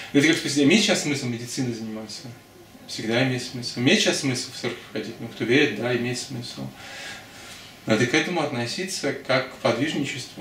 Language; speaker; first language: Russian; native; Russian